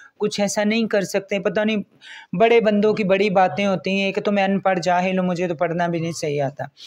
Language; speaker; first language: Urdu; non-native, local second language; Punjabi